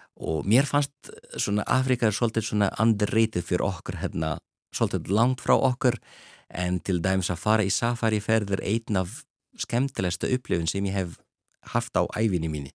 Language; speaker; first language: Icelandic; non-native, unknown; Arabic